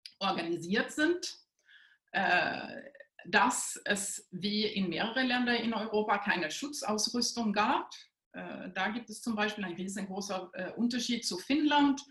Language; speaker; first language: German; non-native, fluent; Swedish